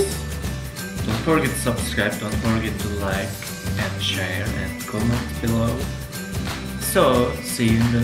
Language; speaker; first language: English; non-native, learner; Turkish